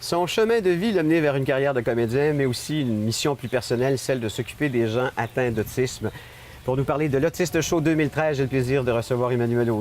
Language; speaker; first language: French; native; French